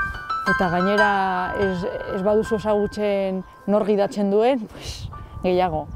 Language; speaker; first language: Basque; non-native, local second language; Spanish